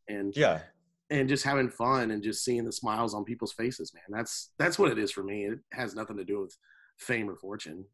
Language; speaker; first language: English; native; English